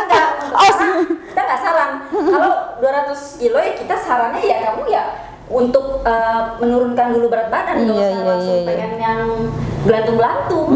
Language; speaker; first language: Indonesian; native; Indonesian